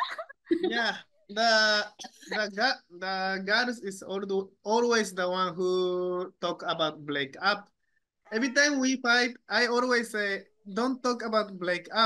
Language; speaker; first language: English; non-native, learner; Japanese